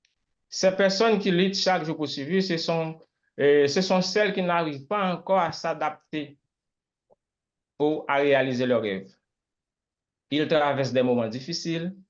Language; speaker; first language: French; non-native, local second language; Haitian Creole